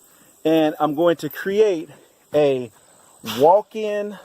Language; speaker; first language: English; native; English